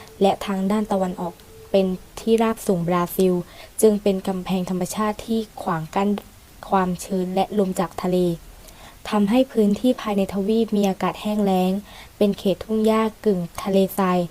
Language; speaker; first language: Thai; native; Thai